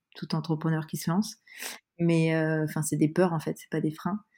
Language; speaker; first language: French; native; French